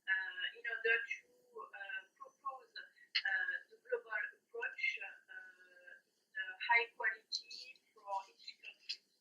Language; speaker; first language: English; non-native, fluent; French